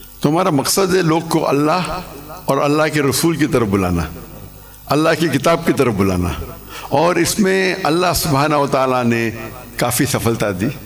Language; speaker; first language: Urdu; non-native, local second language; English